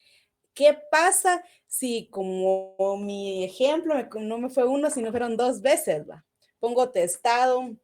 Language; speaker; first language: Spanish; native; Spanish